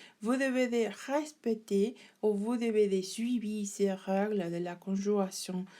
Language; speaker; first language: French; non-native, learner; Spanish